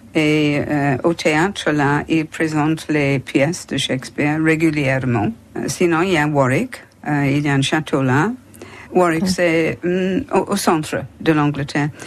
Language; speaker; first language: French; non-native, fluent; English